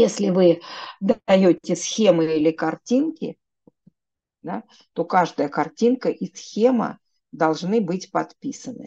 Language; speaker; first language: Russian; native; Russian